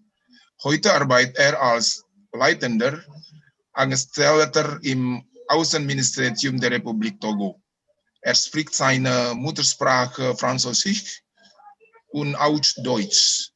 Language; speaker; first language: German; non-native, learner; Indonesian